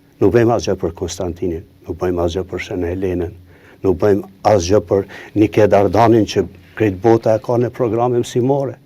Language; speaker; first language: Albanian; native; Albanian